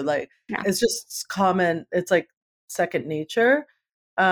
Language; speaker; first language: English; native; English